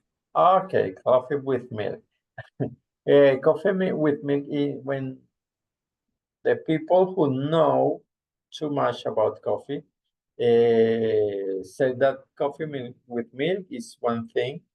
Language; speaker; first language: English; non-native, fluent; Spanish